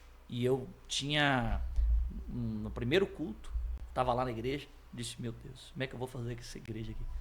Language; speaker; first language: Portuguese; native; Portuguese